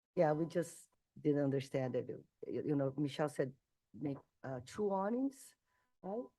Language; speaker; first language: English; non-native, fluent; Portuguese